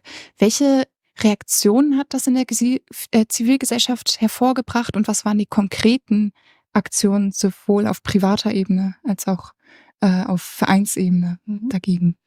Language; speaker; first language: German; native; German